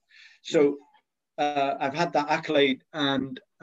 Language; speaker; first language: English; native; English